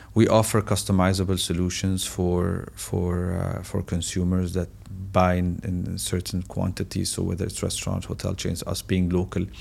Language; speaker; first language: English; non-native, fluent; Arabic